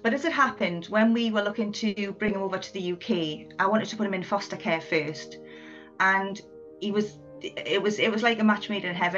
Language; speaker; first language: English; native; English